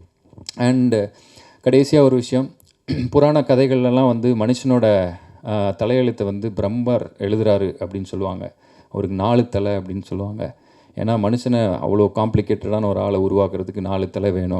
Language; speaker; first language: Tamil; native; Tamil